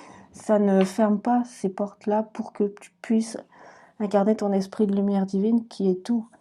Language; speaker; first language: French; native; French